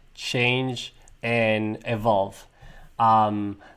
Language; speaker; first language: English; non-native, fluent; Spanish